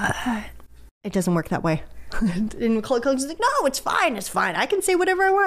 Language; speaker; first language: English; native; English